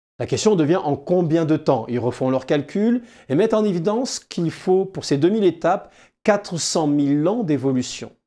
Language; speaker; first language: French; native; French